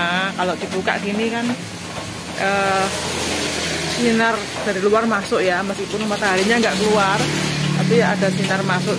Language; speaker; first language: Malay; non-native, local second language; Javanese